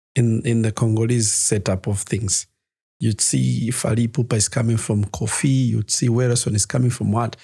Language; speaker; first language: English; non-native, local second language; Nyanja